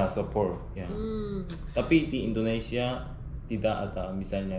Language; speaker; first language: Indonesian; non-native, learner; Korean